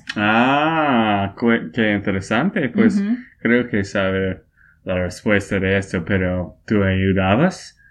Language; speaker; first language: Spanish; non-native, fluent; English